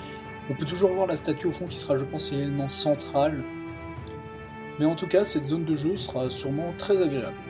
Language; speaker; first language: French; native; French